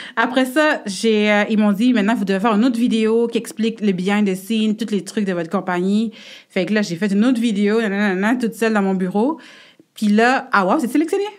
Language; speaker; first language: French; native; French